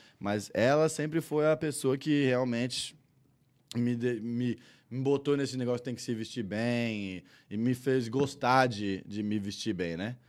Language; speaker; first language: Portuguese; early bilingual, heritage; Portuguese